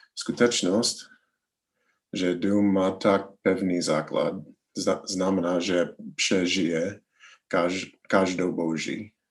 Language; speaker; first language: Czech; non-native, learner; English